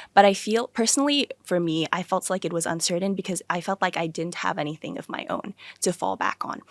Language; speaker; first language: English; early bilingual, other home language; Thai